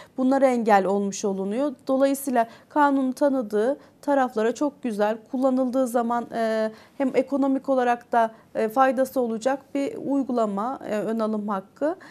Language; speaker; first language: Turkish; native; Turkish